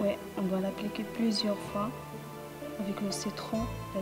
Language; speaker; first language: French; non-native, local second language; Arabic